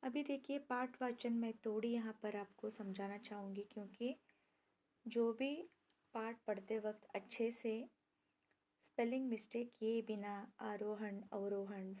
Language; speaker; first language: Hindi; non-native, local second language; Kannada